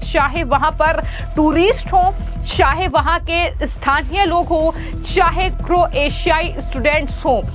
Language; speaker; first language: Hindi; native; Hindi